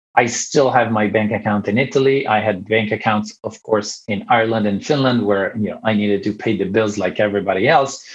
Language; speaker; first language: English; non-native, fluent; Italian